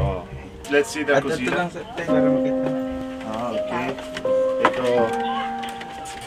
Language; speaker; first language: Filipino; non-native, learner; Arabic